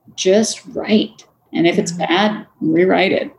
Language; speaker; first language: English; native; English